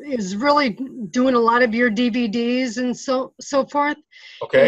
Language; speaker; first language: English; native; English